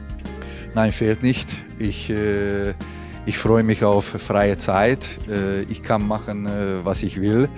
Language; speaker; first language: German; non-native, fluent; Hungarian